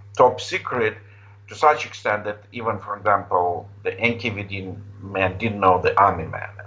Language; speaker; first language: English; non-native, fluent; Romanian